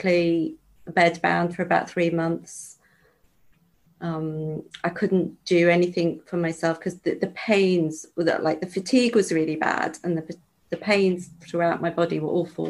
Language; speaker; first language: English; native; English